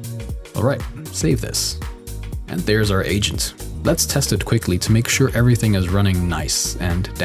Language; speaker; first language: English; native; English